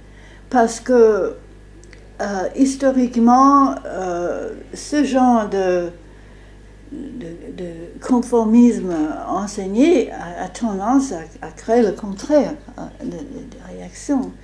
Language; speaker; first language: French; non-native, fluent; English